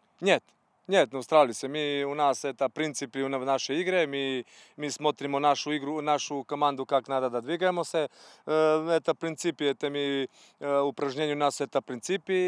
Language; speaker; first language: Russian; non-native, learner; Serbian